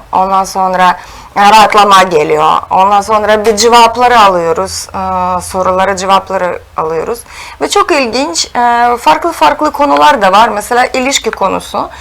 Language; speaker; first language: Turkish; non-native, fluent; Russian